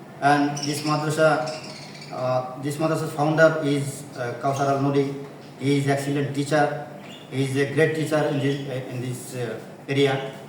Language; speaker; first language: English; non-native, local second language; Bangla